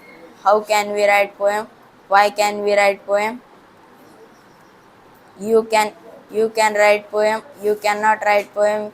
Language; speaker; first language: English; non-native, learner; Marathi